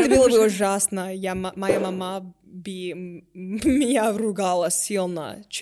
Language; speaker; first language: Russian; non-native, learner; English